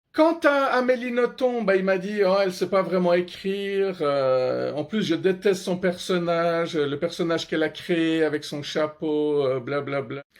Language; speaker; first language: French; non-native, fluent; Persian